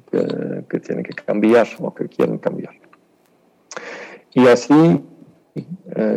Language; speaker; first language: Spanish; non-native, fluent; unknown